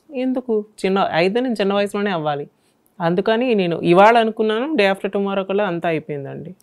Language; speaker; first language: Telugu; native; Telugu